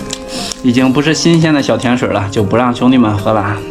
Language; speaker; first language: Chinese; native; Chinese